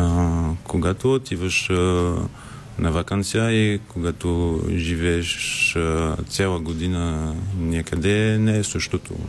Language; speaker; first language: Bulgarian; non-native, learner; French